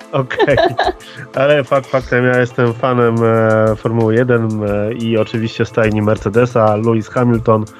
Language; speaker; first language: Polish; native; Polish